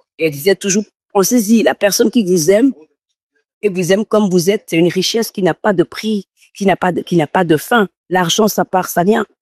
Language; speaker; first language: French; non-native, local second language; Fon